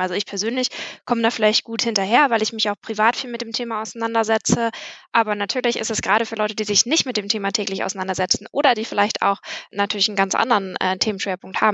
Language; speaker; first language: German; native; German